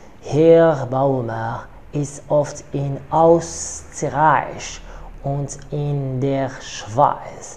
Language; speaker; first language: German; non-native, learner; Arabic